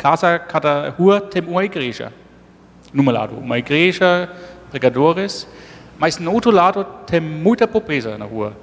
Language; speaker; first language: Portuguese; non-native, fluent; German